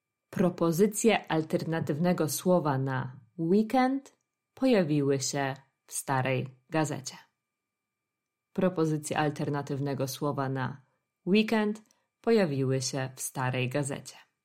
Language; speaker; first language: Polish; native; Polish